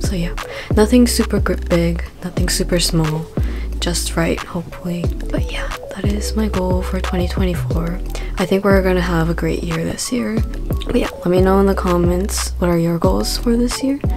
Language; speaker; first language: English; early bilingual, other home language; Japanese